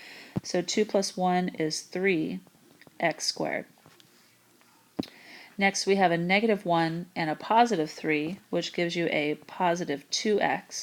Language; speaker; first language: English; native; English